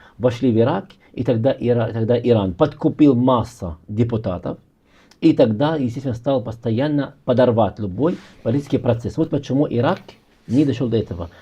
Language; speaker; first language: Russian; non-native, fluent; Arabic